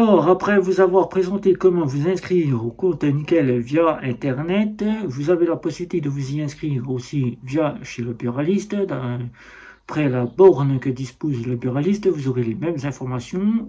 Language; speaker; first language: French; native; French